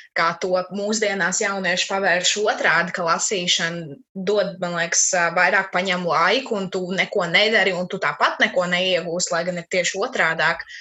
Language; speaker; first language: Latvian; native; Latvian